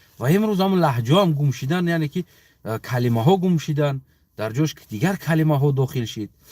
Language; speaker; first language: Tajik; native; Tajik